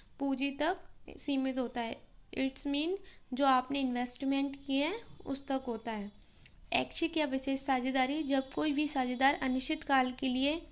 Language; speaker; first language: Hindi; native; Hindi